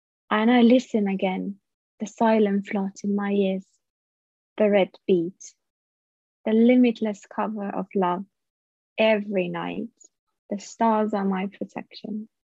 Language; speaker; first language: English; non-native, fluent; Finnish